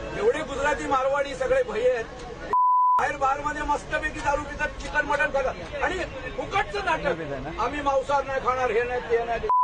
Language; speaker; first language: Marathi; native; Marathi